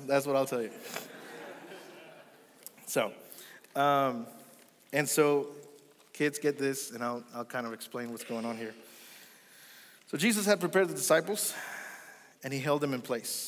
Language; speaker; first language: English; early bilingual, other home language; Spanish